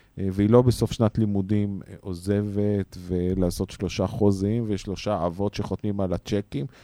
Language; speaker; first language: Hebrew; native; Hebrew